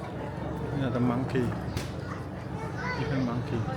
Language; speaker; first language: English; non-native, learner; Vietnamese